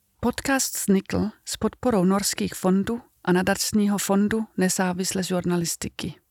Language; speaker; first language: Czech; non-native, fluent; Norwegian